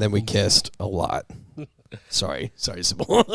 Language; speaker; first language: English; native; English